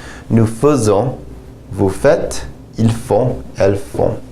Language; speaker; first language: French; non-native, fluent; English